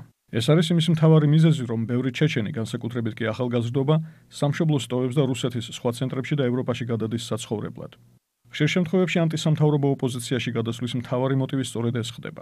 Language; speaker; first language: Georgian; native; Georgian